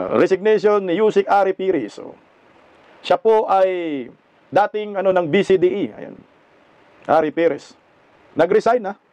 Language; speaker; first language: Filipino; non-native, local second language; Cebuano